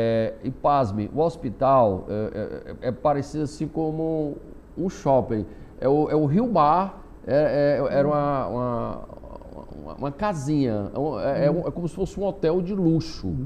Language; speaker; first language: Portuguese; native; Portuguese